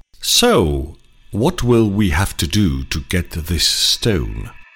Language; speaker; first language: English; non-native, fluent; Czech